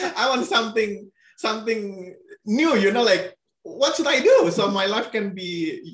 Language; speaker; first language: English; non-native, fluent; Indonesian